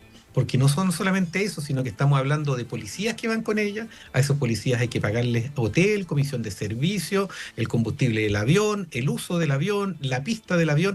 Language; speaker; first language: Spanish; native; Spanish